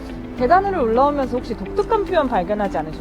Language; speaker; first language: Korean; native; Korean